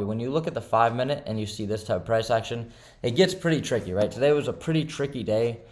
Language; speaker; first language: English; native; English